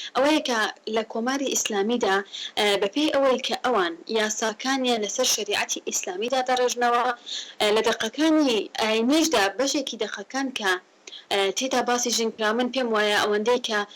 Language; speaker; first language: Central Kurdish; native; Central Kurdish